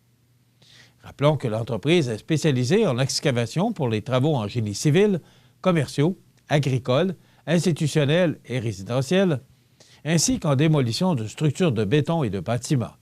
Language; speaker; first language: French; native; French